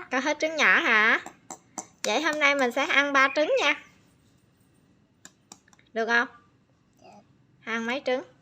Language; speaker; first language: Vietnamese; native; Vietnamese